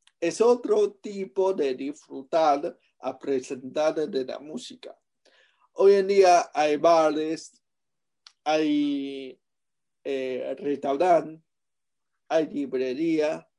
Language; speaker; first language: Spanish; non-native, fluent; Chinese